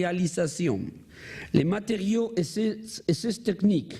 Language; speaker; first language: French; non-native, learner; Spanish